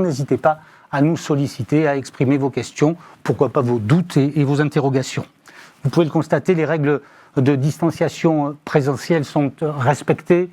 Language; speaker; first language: French; native; French